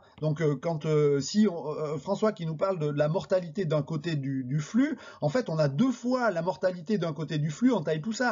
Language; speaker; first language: French; native; French